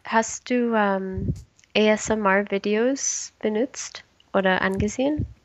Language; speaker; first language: German; non-native, learner; Spanish